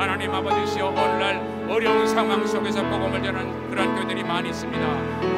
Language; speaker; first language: Korean; native; Korean